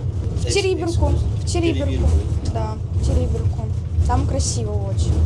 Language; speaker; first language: Russian; native; Russian